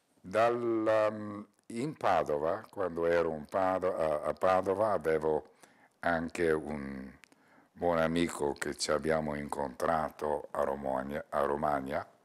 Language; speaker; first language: Italian; non-native, learner; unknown